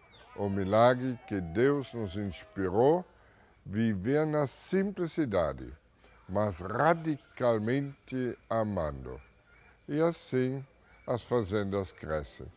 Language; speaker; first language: Portuguese; non-native, fluent; German